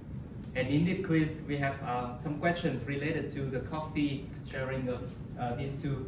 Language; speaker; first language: English; non-native, learner; Vietnamese